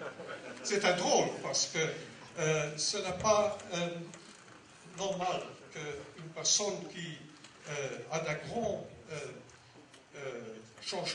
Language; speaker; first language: French; non-native, learner; Dutch